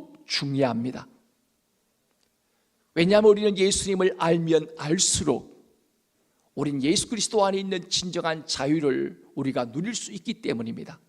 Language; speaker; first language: Korean; native; Korean